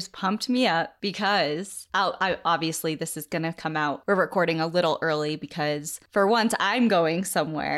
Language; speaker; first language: English; native; English